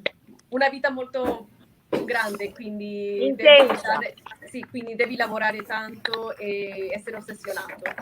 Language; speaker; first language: Italian; non-native, fluent; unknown